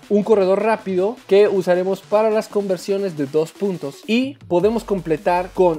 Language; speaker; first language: Spanish; native; Spanish